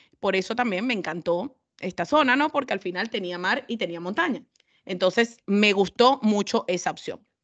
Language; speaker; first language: Spanish; native; Spanish